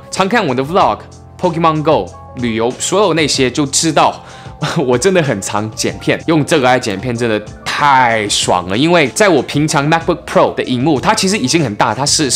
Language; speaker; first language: Chinese; early bilingual, heritage; English